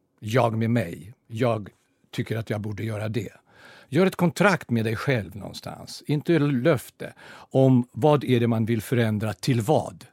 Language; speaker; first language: Swedish; non-native, fluent; Russian